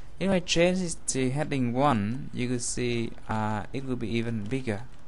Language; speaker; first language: English; non-native, fluent; Vietnamese